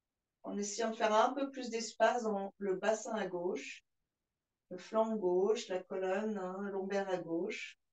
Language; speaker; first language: French; native; French